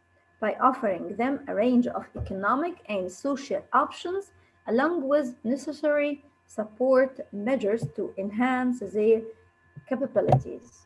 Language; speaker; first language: English; non-native, fluent; Arabic